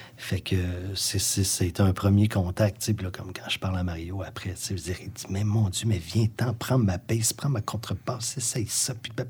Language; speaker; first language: French; native; French